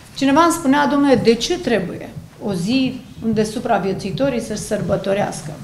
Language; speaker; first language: Romanian; native; Romanian